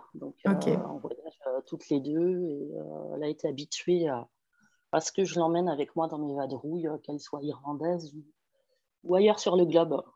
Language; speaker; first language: French; native; French